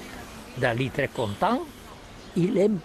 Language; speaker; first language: French; non-native, learner; Catalan